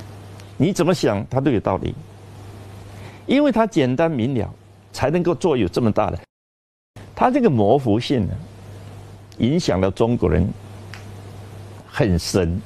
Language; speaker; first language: Chinese; native; Chinese